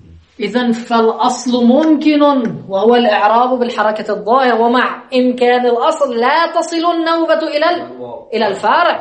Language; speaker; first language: Arabic; native; Arabic